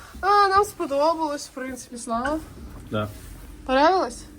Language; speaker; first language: Ukrainian; native; Ukrainian